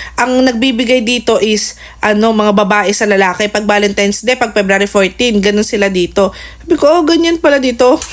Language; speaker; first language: Filipino; native; Filipino